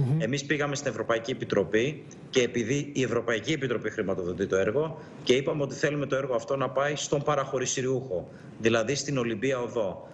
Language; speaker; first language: Greek; native; Greek